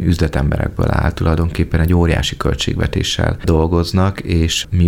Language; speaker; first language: Hungarian; native; Hungarian